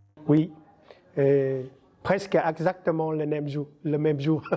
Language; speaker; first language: French; non-native, learner; Vietnamese